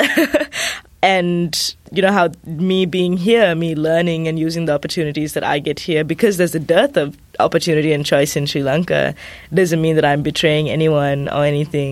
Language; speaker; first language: English; non-native, local second language; Sinhala